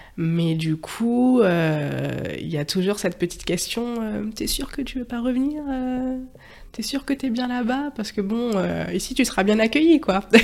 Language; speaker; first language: French; native; French